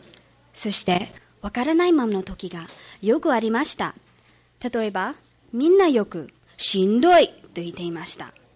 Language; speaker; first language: Japanese; non-native, fluent; English